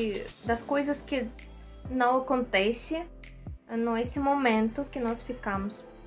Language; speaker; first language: Portuguese; non-native, learner; Russian